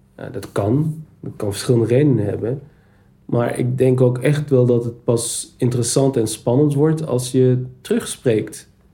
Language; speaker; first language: Dutch; early bilingual, other home language; Turkish